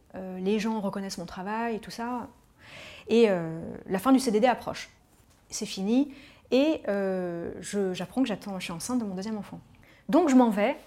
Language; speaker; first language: French; native; French